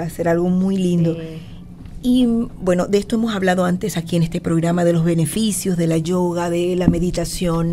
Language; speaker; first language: Spanish; native; Spanish